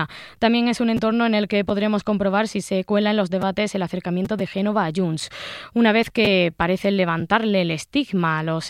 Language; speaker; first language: Spanish; native; Spanish